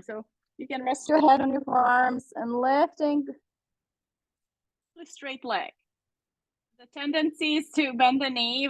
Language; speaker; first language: English; native; English